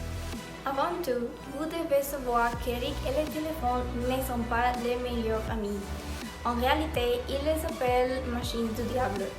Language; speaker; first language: French; non-native, learner; Spanish